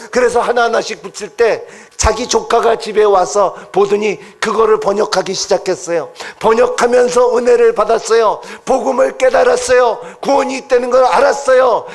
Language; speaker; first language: Korean; non-native, fluent; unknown